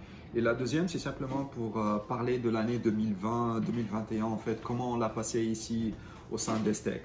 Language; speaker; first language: French; non-native, local second language; Arabic